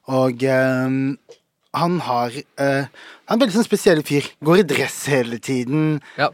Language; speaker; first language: Norwegian; native; Norwegian